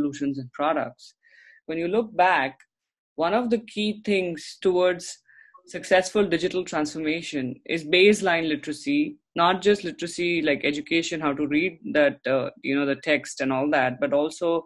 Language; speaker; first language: English; non-native, local second language; Hindi